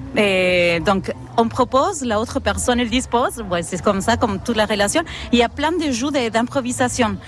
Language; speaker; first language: French; non-native, fluent; Spanish